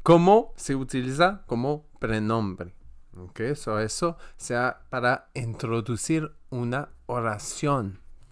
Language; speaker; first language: Spanish; non-native, learner; French